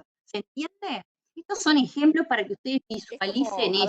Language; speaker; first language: Spanish; native; Spanish